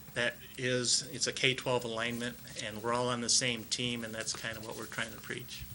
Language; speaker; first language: English; native; English